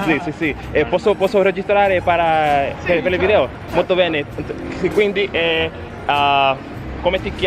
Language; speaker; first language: Italian; non-native, learner; Spanish